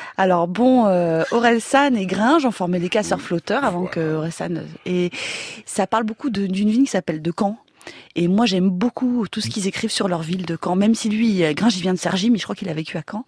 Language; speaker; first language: French; native; French